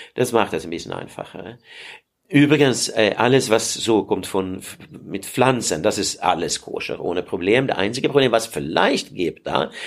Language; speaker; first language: German; non-native, fluent; Swedish